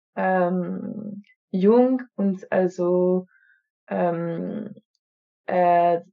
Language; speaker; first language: German; non-native, fluent; French